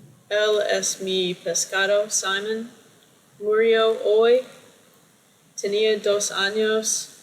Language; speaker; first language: Spanish; non-native, learner; English